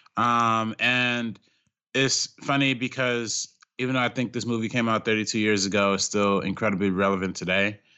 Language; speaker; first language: English; native; English